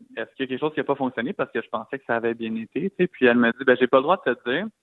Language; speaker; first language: French; native; French